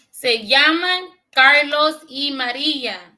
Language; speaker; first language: Spanish; non-native, learner; English